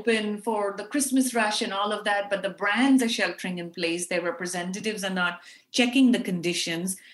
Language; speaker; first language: English; non-native, local second language; Urdu